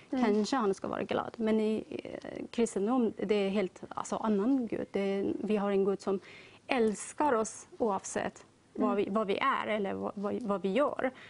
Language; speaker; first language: Swedish; non-native, learner; Persian